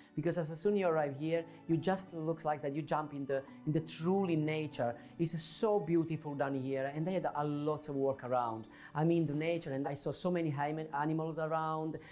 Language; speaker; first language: English; non-native, fluent; Italian